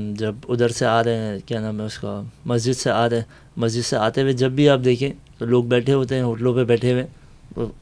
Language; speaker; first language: Urdu; native; Urdu